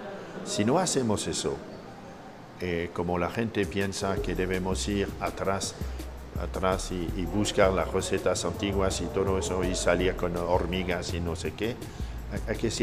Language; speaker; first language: Spanish; non-native, fluent; French